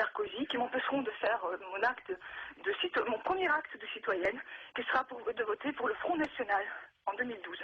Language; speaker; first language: French; non-native, fluent; Russian